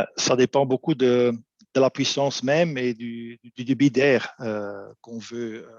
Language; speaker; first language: French; non-native, local second language; Dutch